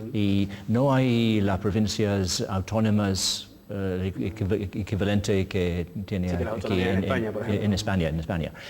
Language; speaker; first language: Spanish; non-native, learner; English